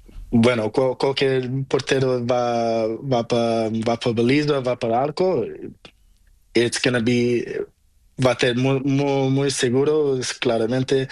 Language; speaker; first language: Spanish; non-native, learner; Portuguese